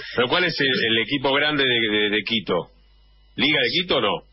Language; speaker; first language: Spanish; native; Spanish